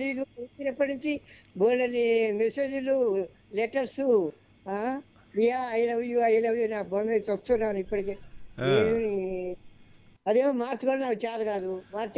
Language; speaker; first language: Telugu; native; Telugu